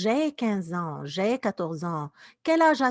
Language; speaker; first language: French; non-native, fluent; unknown